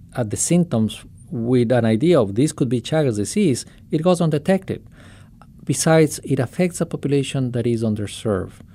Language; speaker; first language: English; non-native, fluent; Spanish